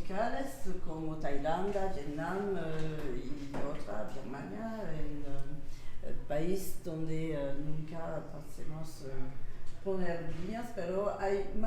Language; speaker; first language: Spanish; non-native, learner; French